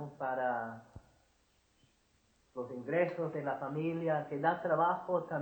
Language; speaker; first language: Spanish; non-native, fluent; English